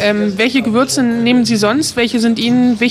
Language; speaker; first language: German; native; German